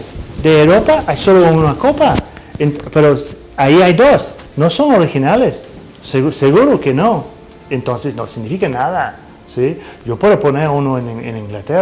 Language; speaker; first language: Spanish; non-native, fluent; English